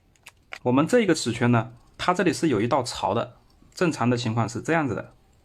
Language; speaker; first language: Chinese; native; Chinese